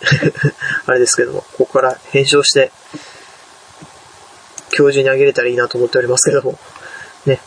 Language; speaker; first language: Japanese; native; Japanese